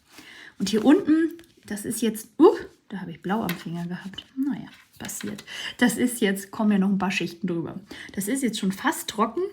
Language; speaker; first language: German; native; German